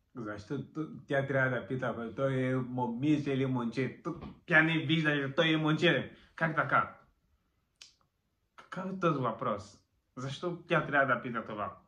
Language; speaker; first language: Bulgarian; non-native, learner; Macedonian